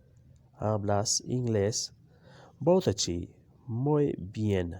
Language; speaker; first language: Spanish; non-native, learner; Urdu